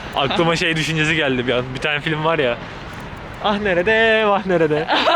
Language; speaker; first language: Turkish; native; Turkish